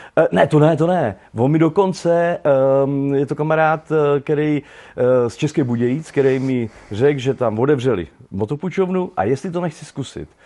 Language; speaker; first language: Czech; native; Czech